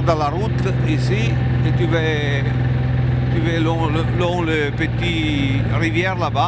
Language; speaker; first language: French; non-native, fluent; Italian